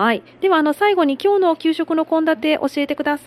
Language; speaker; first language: Japanese; native; Japanese